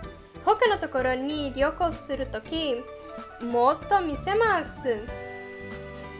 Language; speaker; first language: Japanese; non-native, learner; Portuguese